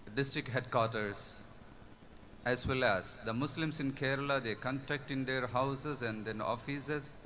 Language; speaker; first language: English; non-native, local second language; Malayalam